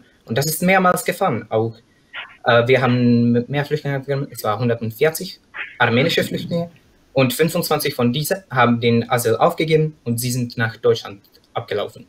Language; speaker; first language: German; non-native, fluent; Czech